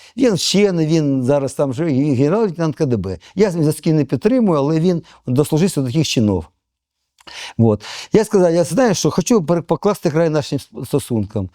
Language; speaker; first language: Ukrainian; non-native, local second language; Russian